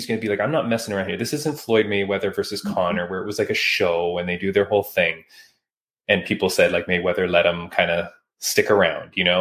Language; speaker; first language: English; native; English